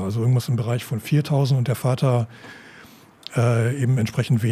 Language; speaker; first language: German; native; German